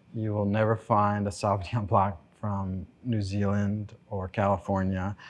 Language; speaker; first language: English; native; English